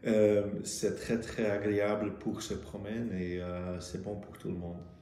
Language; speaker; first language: French; non-native, local second language; Dutch